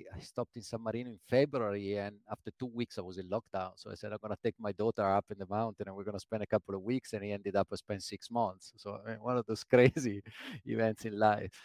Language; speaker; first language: English; non-native, fluent; Italian